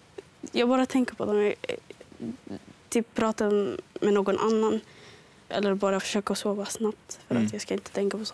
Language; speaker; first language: Swedish; early bilingual, other home language; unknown